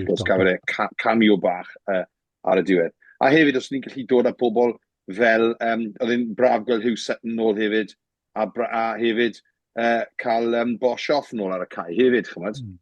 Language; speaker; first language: Welsh; native; Welsh